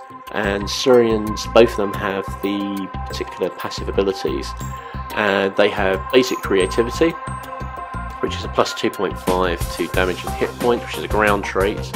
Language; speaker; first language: English; native; English